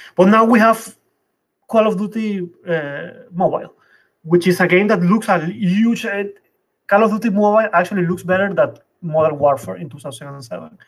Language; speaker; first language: English; non-native, fluent; Spanish